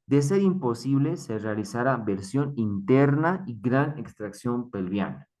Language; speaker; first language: Spanish; native; Spanish